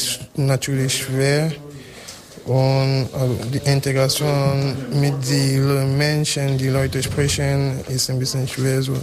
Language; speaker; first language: German; non-native, learner; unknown